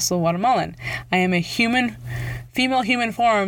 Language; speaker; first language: English; early bilingual, other home language; Spanish